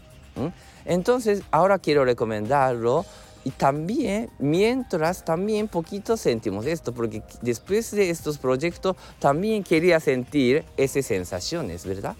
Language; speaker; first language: Spanish; non-native, learner; Japanese